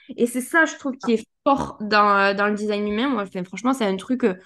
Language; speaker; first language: French; native; French